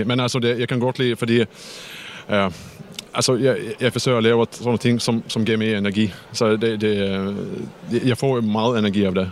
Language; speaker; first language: Danish; non-native, fluent; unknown